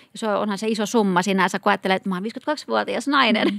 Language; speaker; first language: Finnish; native; Finnish